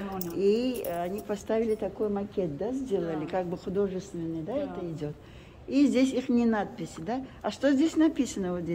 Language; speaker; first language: Russian; non-native, local second language; Uzbek